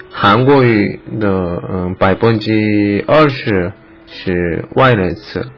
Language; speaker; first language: Chinese; non-native, learner; Korean